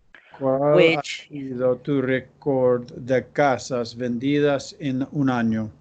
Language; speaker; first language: Spanish; non-native, learner; English